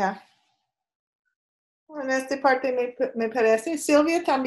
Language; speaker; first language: Spanish; non-native, learner; English